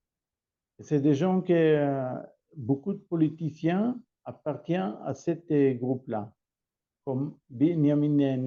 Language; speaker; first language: French; non-native, learner; Hebrew